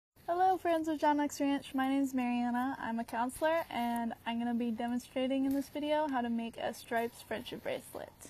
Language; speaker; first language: English; native; English